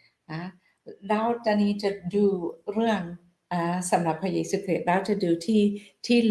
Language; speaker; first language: Thai; non-native, fluent; English